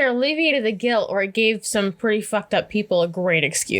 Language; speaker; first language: English; native; English